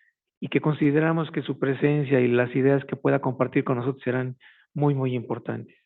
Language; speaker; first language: Spanish; native; Spanish